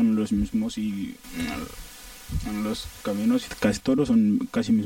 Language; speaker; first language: Spanish; non-native, learner; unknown